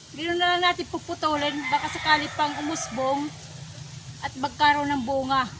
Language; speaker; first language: Filipino; non-native, local second language; Waray